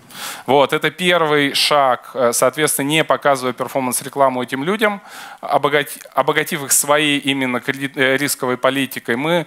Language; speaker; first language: Russian; native; Russian